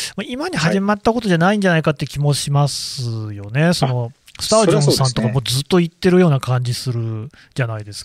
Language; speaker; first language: Japanese; native; Japanese